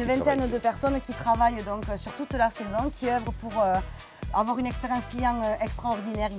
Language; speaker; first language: French; native; French